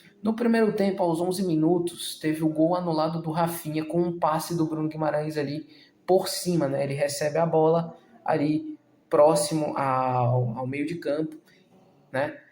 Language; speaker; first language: Portuguese; native; Portuguese